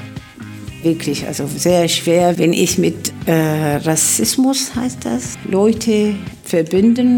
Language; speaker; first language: German; non-native, learner; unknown